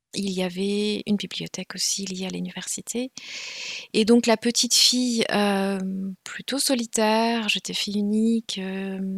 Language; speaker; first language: French; non-native, local second language; Kinyarwanda